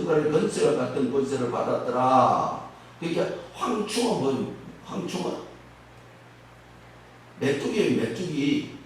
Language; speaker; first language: Korean; native; Korean